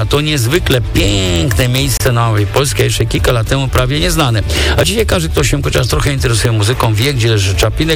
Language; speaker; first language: Polish; native; Polish